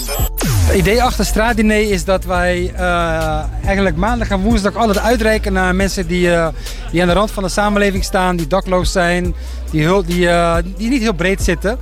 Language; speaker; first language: Dutch; native; Dutch